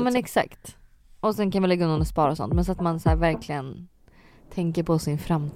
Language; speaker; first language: Swedish; native; Swedish